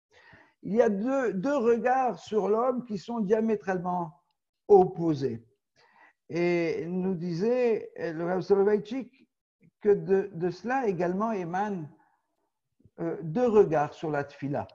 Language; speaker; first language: French; native; French